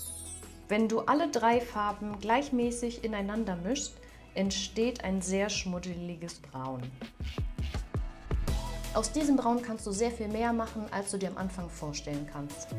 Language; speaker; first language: German; native; German